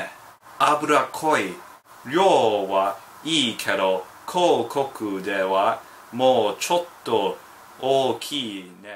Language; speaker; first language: Japanese; non-native, learner; English